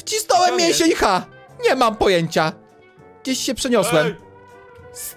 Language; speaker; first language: Polish; native; Polish